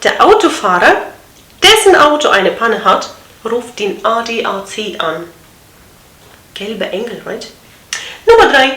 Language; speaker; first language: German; non-native, fluent; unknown